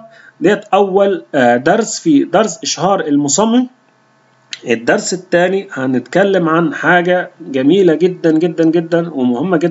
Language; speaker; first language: Arabic; native; Arabic